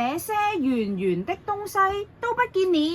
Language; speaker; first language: Chinese; non-native, fluent; Cantonese